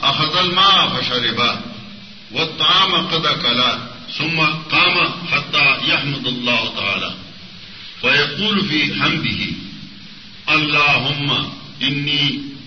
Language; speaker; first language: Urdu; non-native, local second language; Pashto